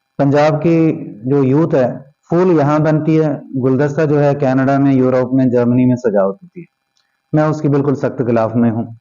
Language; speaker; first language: Hindi; non-native, local second language; Punjabi